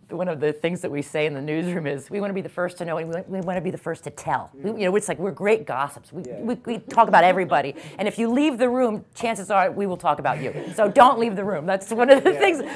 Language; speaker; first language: English; native; English